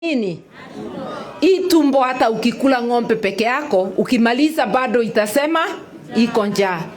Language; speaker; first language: Swahili; non-native, local second language; Kikuyu